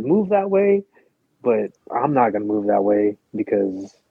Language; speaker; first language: English; early bilingual, other home language; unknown